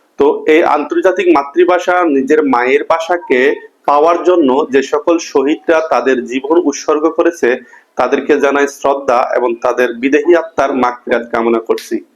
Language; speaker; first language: Bangla; non-native, local second language; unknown